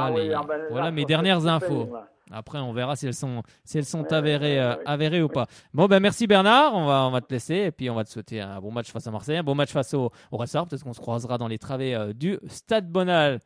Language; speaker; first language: French; native; French